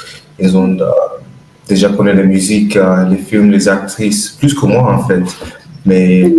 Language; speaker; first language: French; non-native, learner; English